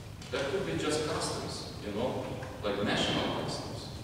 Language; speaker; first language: English; non-native, fluent; Ukrainian